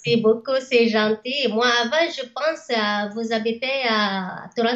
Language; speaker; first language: French; non-native, learner; Arabic